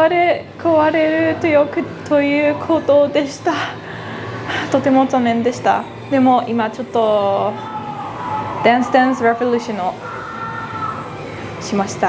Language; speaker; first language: Japanese; non-native, learner; Dutch